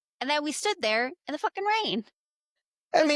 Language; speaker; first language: English; native; English